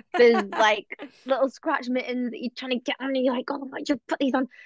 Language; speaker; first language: English; native; English